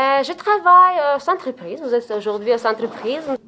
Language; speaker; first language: French; non-native, fluent; Romanian